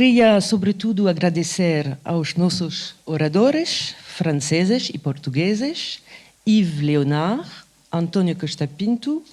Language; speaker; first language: Portuguese; non-native, fluent; French